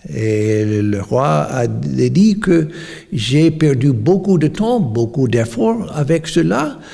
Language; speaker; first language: French; non-native, fluent; English